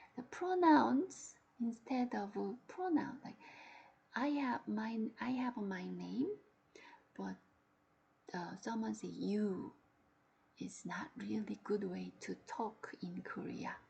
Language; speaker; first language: English; non-native, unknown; Korean